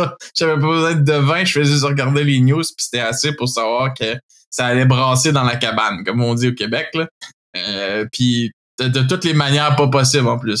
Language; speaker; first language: French; native; French